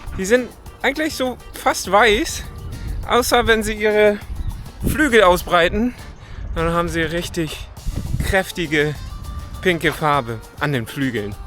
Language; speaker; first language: German; native; German